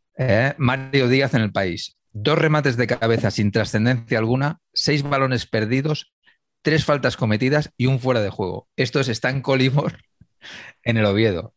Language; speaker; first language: Spanish; native; Spanish